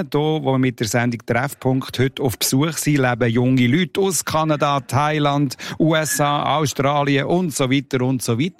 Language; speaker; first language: German; native; German